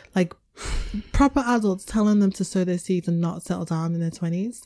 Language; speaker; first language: English; native; English